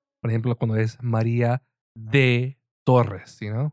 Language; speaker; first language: Spanish; early bilingual, heritage; Spanish